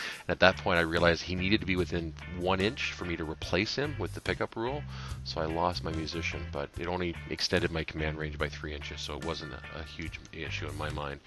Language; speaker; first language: English; native; English